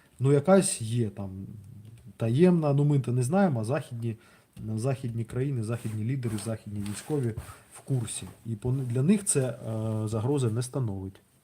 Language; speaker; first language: Ukrainian; non-native, local second language; Russian